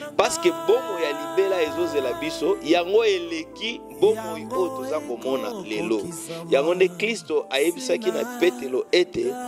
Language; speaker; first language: Lingala; non-native, local second language; Luba-Lulua